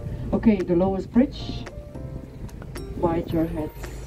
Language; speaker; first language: English; non-native, fluent; Dutch